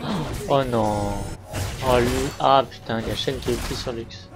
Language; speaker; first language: French; native; French